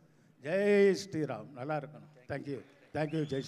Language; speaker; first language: Telugu; non-native, learner; Tamil